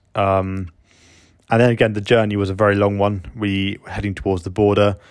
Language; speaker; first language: English; native; English